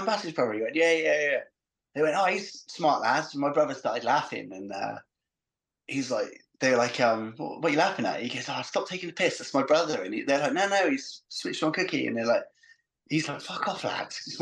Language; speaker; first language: English; native; English